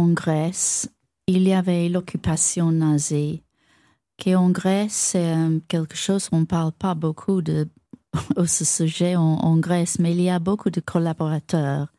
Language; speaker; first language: French; non-native, fluent; English